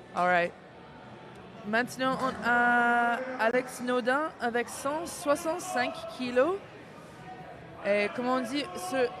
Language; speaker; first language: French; non-native, fluent; English